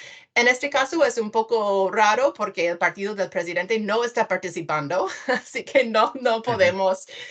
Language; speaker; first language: Spanish; non-native, fluent; English